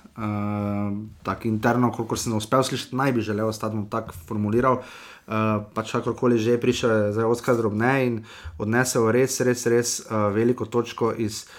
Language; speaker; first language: Slovenian; native; Slovenian